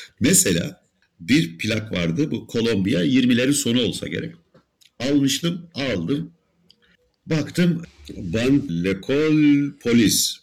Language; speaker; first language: Turkish; native; Turkish